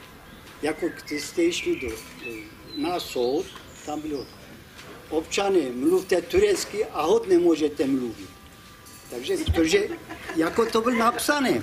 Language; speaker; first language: Czech; non-native, fluent; Kurdish